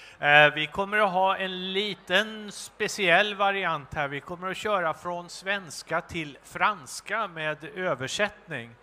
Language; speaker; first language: Swedish; native; Swedish